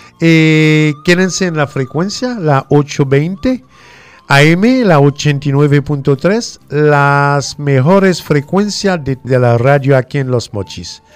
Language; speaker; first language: Spanish; non-native, fluent; French